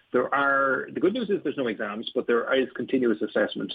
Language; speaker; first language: English; native; English